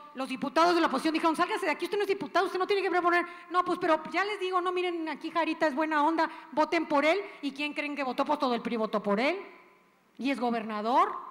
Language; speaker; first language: Spanish; native; Spanish